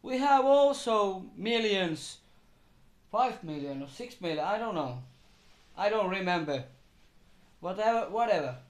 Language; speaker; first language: English; non-native, learner; Finnish